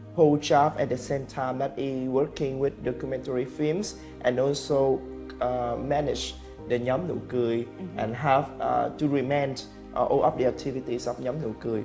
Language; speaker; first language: English; non-native, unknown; Vietnamese